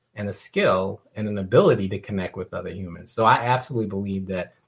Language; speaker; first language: English; native; English